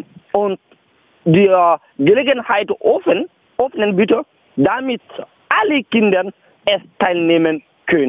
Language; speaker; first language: German; non-native, learner; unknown